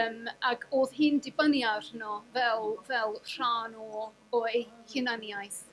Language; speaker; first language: Welsh; non-native, fluent; English